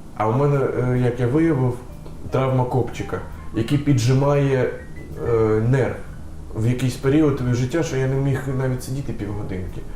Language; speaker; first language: Ukrainian; non-native, local second language; Russian